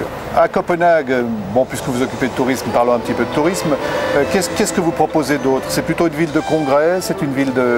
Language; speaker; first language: French; native; French